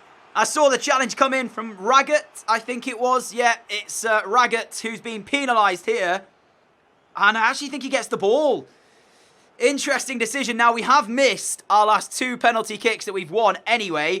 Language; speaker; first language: English; native; English